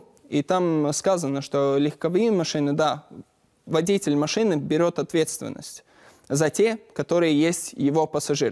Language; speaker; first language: Russian; non-native, learner; Latvian